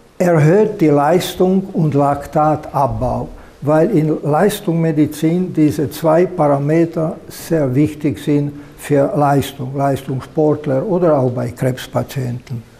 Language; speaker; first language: German; non-native, fluent; Slovak